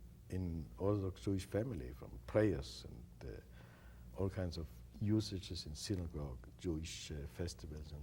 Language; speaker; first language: English; non-native, fluent; German